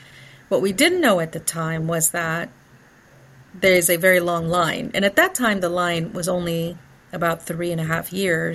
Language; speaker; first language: English; early bilingual, other home language; Spanish